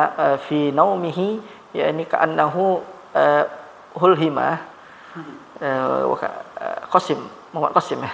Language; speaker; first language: Arabic; non-native, fluent; Malay